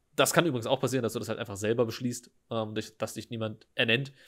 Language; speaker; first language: German; native; German